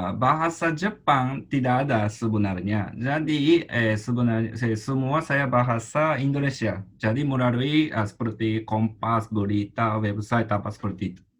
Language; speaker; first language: Indonesian; non-native, fluent; Japanese